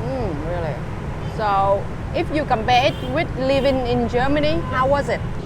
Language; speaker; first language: English; non-native, fluent; Vietnamese